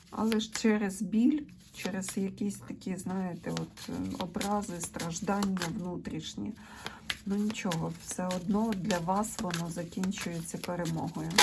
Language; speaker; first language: Ukrainian; non-native, local second language; Russian